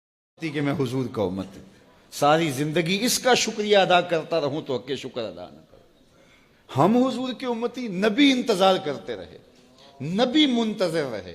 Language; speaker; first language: Urdu; native; Urdu